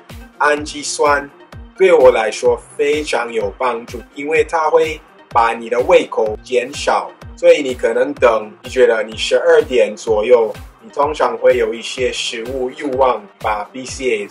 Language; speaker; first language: Chinese; non-native, fluent; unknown